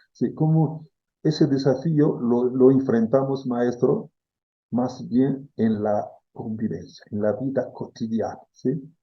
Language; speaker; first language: Spanish; non-native, fluent; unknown